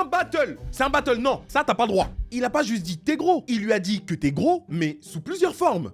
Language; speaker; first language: French; native; French